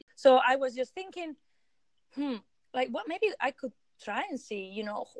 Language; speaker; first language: English; non-native, fluent; Spanish